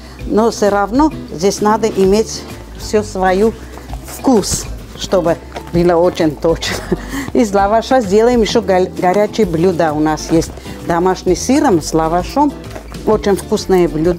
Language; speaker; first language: Russian; non-native, fluent; Armenian